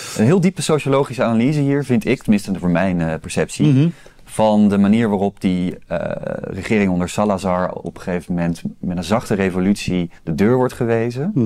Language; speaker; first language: Dutch; native; Dutch